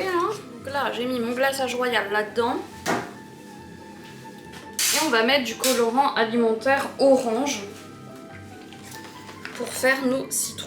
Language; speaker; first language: French; native; French